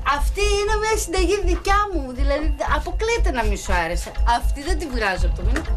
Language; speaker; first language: Greek; early bilingual, heritage; Greek